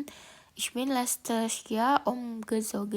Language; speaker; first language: German; non-native, learner; Indonesian